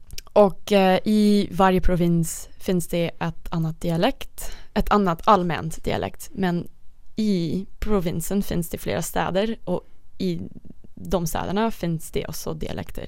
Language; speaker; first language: Swedish; non-native, learner; Dutch